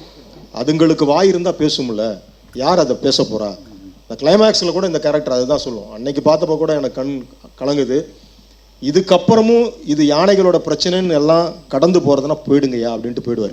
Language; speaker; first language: Tamil; native; Tamil